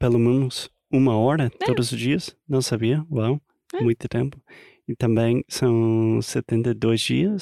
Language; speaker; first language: Portuguese; non-native, learner; English